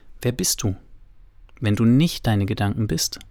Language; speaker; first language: German; native; German